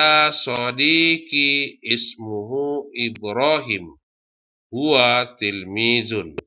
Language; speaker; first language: Arabic; non-native, fluent; Indonesian